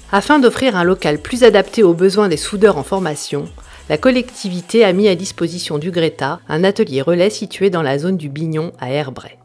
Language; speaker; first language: French; native; French